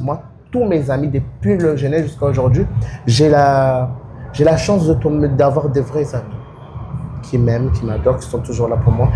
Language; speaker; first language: French; non-native, local second language; Ngazidja Comorian